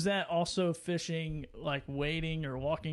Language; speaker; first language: English; native; English